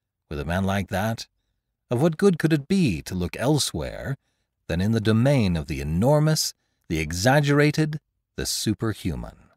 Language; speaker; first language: English; native; English